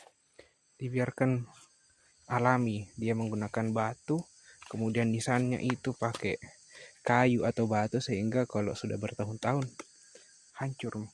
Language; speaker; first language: Indonesian; native; Indonesian